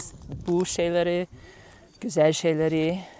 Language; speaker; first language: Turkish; non-native, learner; English